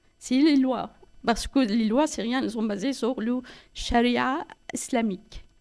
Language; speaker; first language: French; non-native, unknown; Arabic